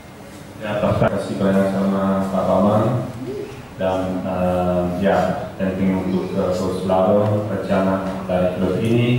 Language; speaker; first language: Indonesian; non-native, fluent; Dutch